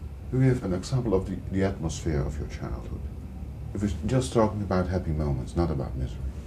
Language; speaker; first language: English; non-native, fluent; Dutch